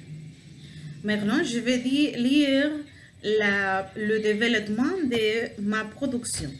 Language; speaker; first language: French; non-native, learner; Spanish